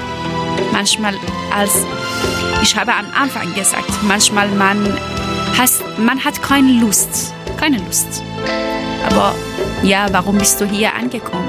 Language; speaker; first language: German; non-native, learner; Persian